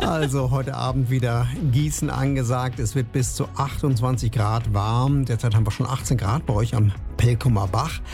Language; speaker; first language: German; native; German